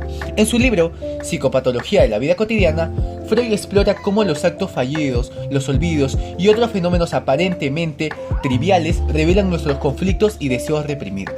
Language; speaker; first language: Spanish; native; Spanish